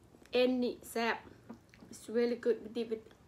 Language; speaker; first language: English; non-native, local second language; Lao